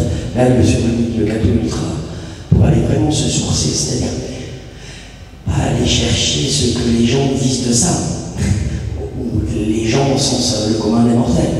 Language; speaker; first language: French; native; French